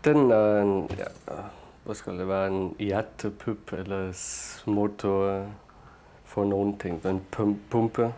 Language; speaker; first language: Norwegian; non-native, fluent; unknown